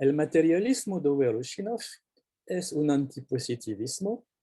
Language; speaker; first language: Spanish; non-native, fluent; French